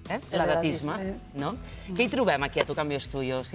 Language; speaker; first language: Catalan; native; Catalan